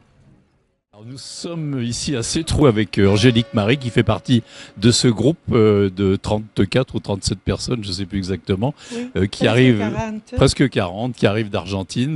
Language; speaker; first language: French; native; French